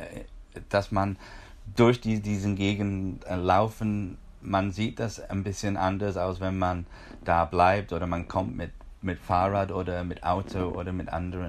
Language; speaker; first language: German; non-native, fluent; English